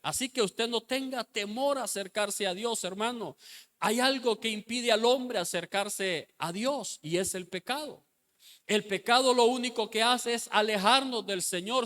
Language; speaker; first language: Spanish; native; Spanish